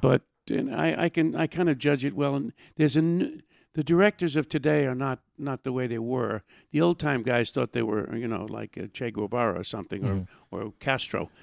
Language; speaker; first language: English; native; English